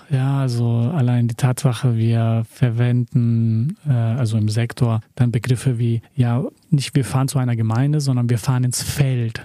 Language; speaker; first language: German; early bilingual, other home language; Serbian